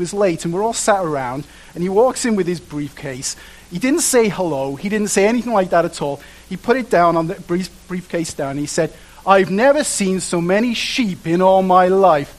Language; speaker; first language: English; native; English